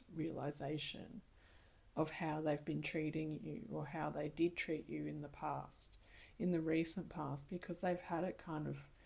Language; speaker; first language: English; native; English